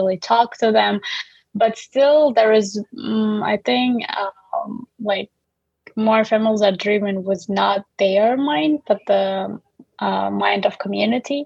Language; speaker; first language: English; non-native, fluent; Uzbek